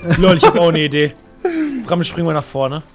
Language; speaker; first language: German; native; German